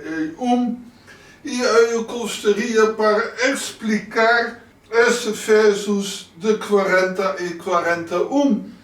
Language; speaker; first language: Portuguese; non-native, learner; Dutch